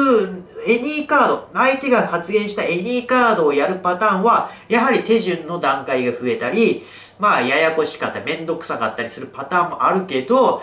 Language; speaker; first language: Japanese; native; Japanese